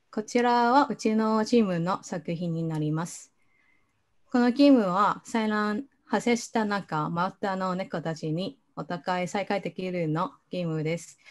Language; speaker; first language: Japanese; non-native, fluent; Cantonese